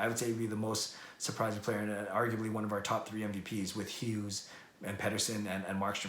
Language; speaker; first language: English; native; English